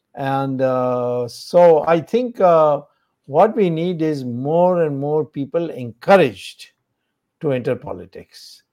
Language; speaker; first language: English; non-native, local second language; Tamil